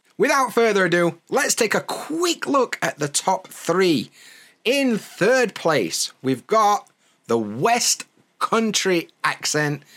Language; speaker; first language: English; native; English